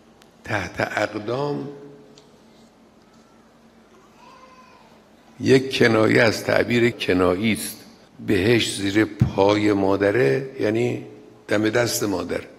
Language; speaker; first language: Persian; native; Persian